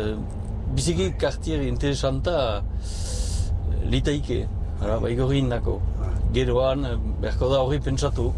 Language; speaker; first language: Basque; native; Basque